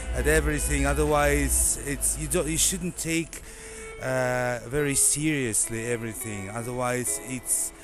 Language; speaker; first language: English; non-native, fluent; Russian